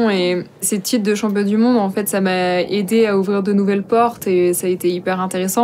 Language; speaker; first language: French; native; French